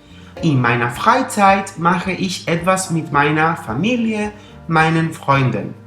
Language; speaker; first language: German; non-native, fluent; Spanish